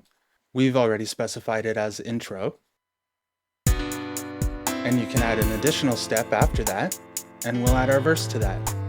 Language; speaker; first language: English; native; English